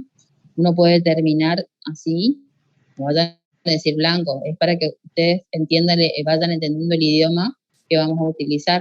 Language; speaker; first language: Spanish; native; Spanish